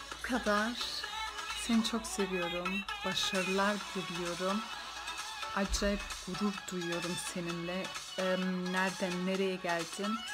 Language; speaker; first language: Turkish; early bilingual, heritage; Turkish